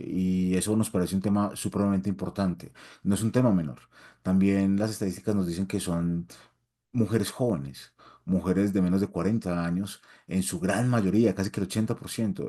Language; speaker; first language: Spanish; native; Spanish